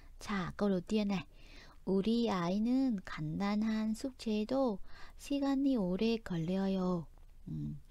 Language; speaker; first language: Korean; non-native, fluent; Vietnamese